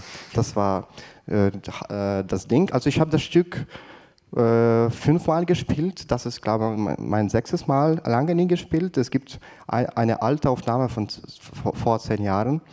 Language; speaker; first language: German; non-native, fluent; Ukrainian